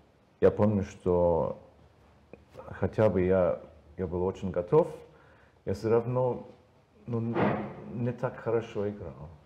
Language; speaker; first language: Russian; non-native, learner; English